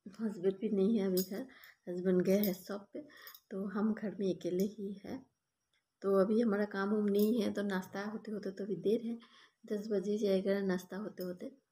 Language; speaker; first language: Hindi; non-native, local second language; Bangla